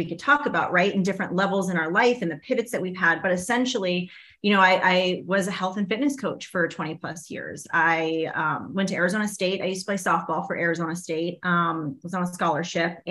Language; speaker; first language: English; native; English